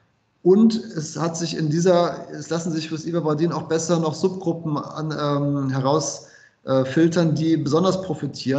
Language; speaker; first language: German; native; German